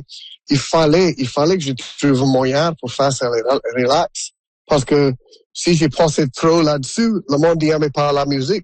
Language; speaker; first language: French; non-native, local second language; English